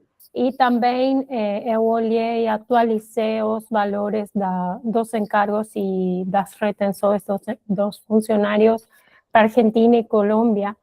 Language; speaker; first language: Portuguese; non-native, fluent; Spanish